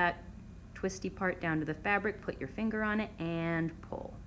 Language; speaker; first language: English; native; English